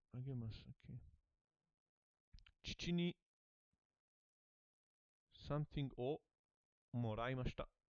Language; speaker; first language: Japanese; non-native, learner; English